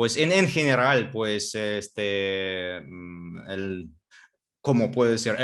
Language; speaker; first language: Spanish; non-native, fluent; Russian